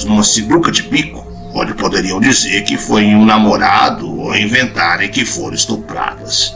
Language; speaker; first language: Portuguese; native; Portuguese